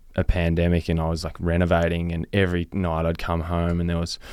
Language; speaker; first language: English; native; English